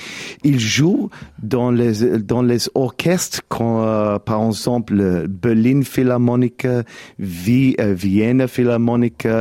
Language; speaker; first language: French; non-native, learner; English